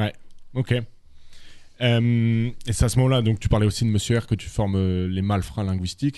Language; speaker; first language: French; native; French